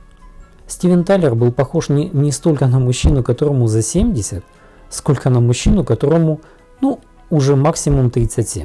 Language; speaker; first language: Russian; native; Russian